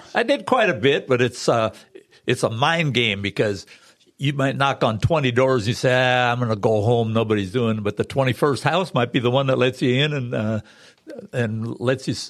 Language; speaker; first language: English; native; English